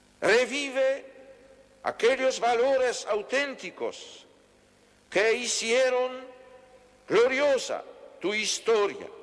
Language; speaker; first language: Spanish; non-native, fluent; Polish